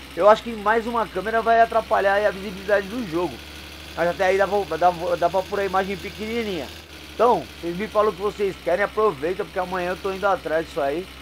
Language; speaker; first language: Portuguese; native; Portuguese